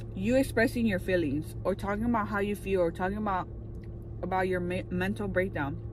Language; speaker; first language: English; early bilingual, other home language; Spanish